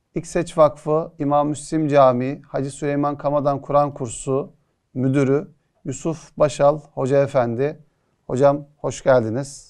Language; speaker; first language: Turkish; native; Turkish